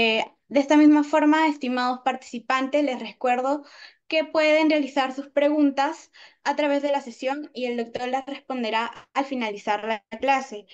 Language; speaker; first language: Spanish; native; Spanish